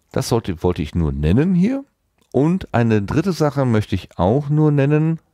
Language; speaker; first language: German; native; German